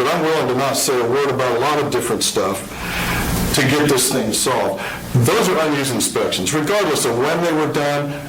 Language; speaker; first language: English; native; English